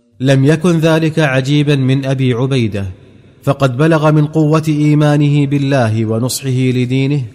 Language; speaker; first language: Arabic; native; Arabic